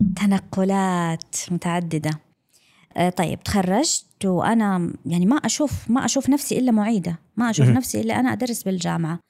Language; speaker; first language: Arabic; non-native, local second language; English